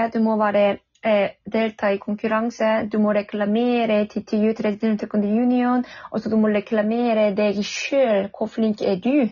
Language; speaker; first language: Norwegian; non-native, fluent; Korean